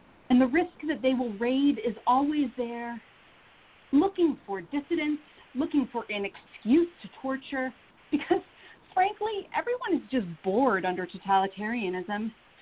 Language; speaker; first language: English; native; English